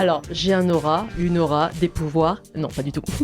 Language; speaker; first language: French; native; French